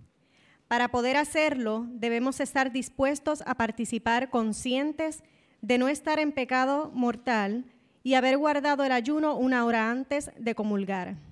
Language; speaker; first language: Spanish; native; Spanish